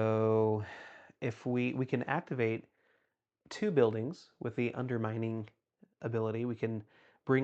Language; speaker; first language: English; native; English